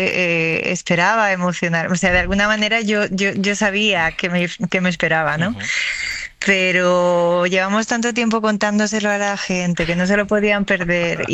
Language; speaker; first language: Spanish; native; Spanish